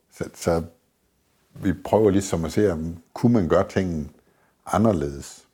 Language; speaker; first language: Danish; native; Danish